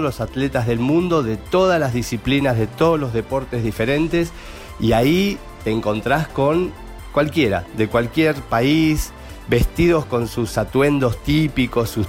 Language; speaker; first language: Spanish; native; Spanish